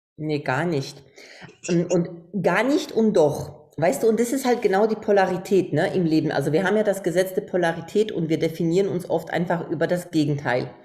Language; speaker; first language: German; non-native, fluent; Polish